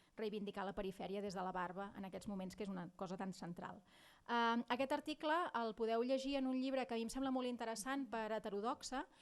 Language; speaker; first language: Catalan; non-native, local second language; Spanish